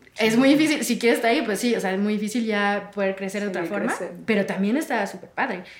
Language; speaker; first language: Spanish; non-native, fluent; French